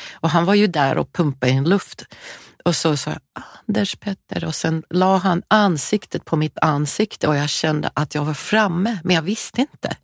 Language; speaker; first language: Swedish; non-native, fluent; English